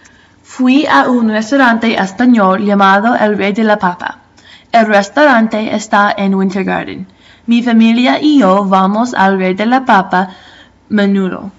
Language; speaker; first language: Spanish; non-native, learner; English